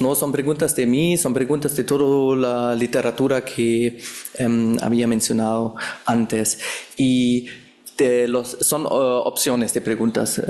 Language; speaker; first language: Spanish; non-native, fluent; German